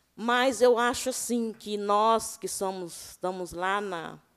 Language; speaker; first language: Portuguese; native; Portuguese